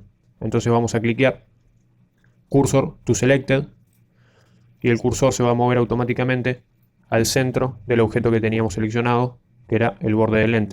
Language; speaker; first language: Spanish; native; Spanish